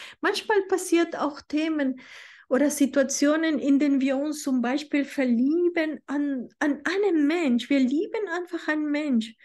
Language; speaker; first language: German; non-native, fluent; Spanish